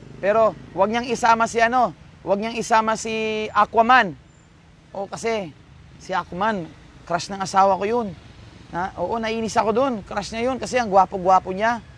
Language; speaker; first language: Filipino; non-native, local second language; Pampanga